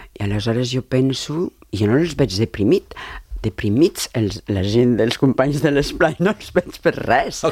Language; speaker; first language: Catalan; early bilingual, heritage; Catalan